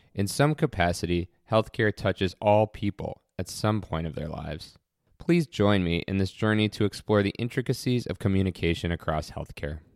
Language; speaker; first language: English; native; English